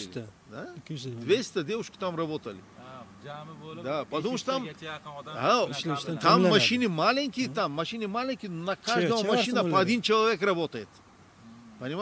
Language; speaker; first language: Russian; non-native, learner; Turkish